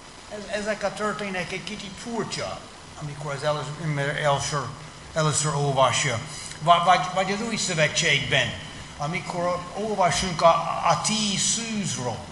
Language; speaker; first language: Hungarian; non-native, fluent; English